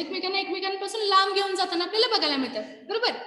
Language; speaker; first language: Marathi; native; Marathi